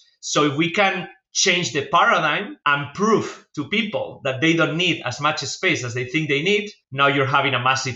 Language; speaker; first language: English; non-native, fluent; Spanish